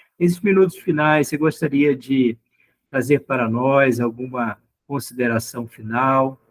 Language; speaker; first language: Portuguese; native; Portuguese